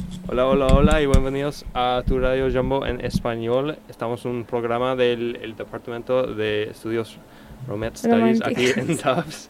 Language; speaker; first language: Spanish; non-native, fluent; English